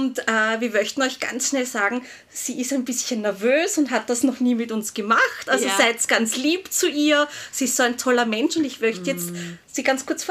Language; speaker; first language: German; native; German